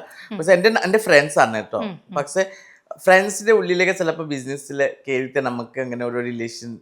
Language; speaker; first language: Malayalam; non-native, learner; Assamese